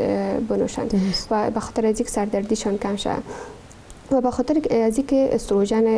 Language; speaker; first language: Persian; native; Persian